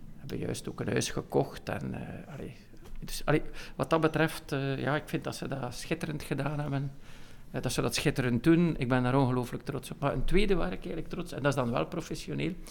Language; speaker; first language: Dutch; native; Dutch